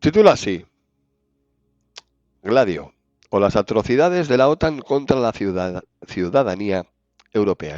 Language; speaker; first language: Spanish; native; Spanish